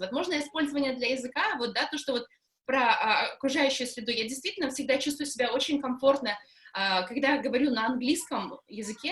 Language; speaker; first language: Russian; native; Russian